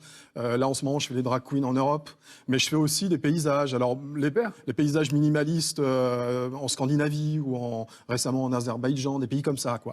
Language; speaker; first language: French; native; French